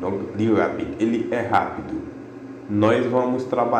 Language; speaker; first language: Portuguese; non-native, fluent; Haitian Creole